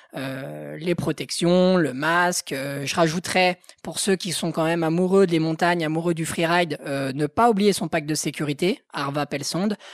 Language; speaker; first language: French; native; French